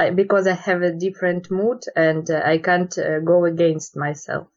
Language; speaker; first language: English; non-native, learner; Russian